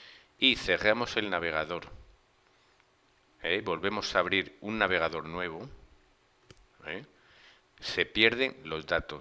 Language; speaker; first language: Spanish; native; Spanish